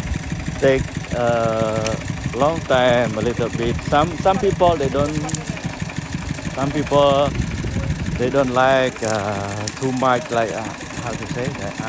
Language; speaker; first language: English; non-native, learner; Khmer